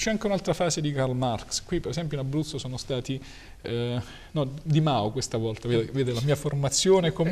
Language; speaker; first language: Italian; native; Italian